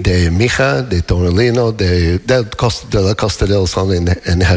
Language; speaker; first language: Spanish; non-native, learner; English